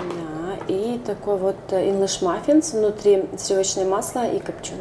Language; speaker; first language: Russian; native; Russian